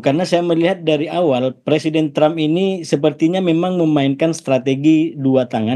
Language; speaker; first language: Indonesian; native; Indonesian